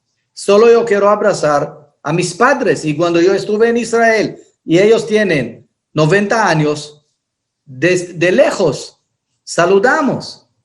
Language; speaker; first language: Spanish; non-native, fluent; Hebrew